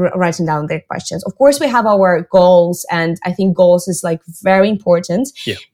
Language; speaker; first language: English; non-native, fluent; Russian